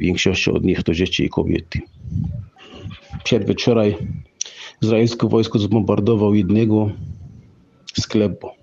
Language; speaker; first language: Polish; non-native, fluent; Arabic